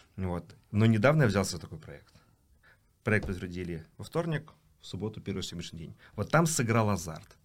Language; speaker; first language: Russian; native; Russian